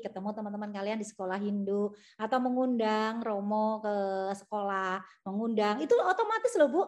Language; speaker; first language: Indonesian; native; Indonesian